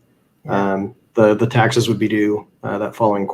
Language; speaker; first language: English; native; English